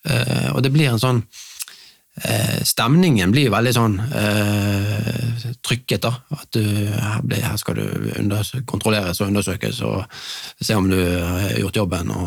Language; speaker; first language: Norwegian; native; Norwegian